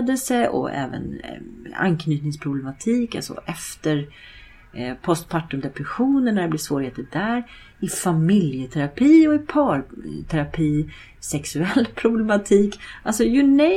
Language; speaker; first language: Swedish; native; Swedish